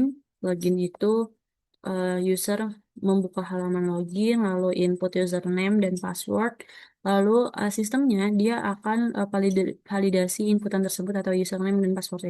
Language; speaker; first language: Indonesian; native; Indonesian